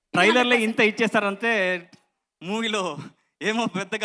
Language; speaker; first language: Telugu; non-native, learner; Kannada